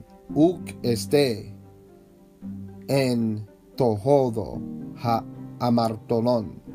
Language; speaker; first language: Greek; non-native, learner; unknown